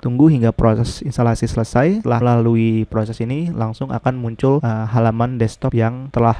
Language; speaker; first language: Indonesian; native; Indonesian